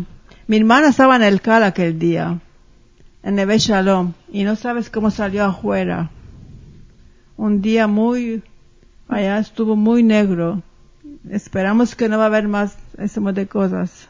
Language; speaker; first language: Spanish; early bilingual, heritage; Ladino